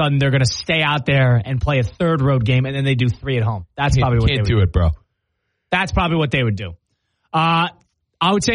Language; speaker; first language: English; native; English